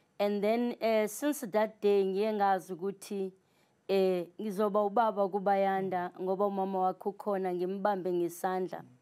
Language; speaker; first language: Zulu; native; Zulu